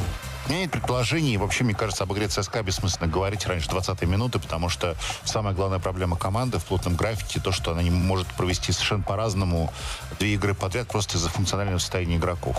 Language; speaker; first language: Russian; native; Russian